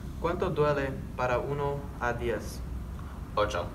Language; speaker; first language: Spanish; non-native, learner; English